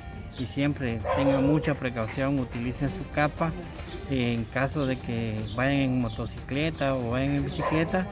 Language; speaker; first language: Spanish; native; Spanish